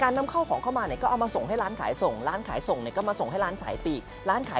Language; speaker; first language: Thai; native; Thai